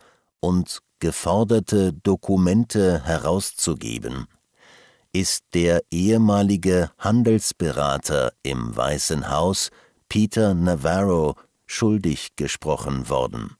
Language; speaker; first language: German; native; German